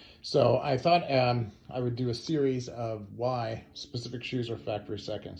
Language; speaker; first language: English; native; English